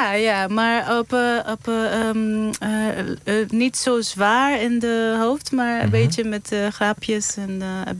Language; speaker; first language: Dutch; non-native, learner; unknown